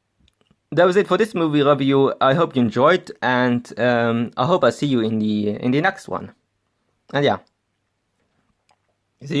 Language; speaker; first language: English; non-native, fluent; German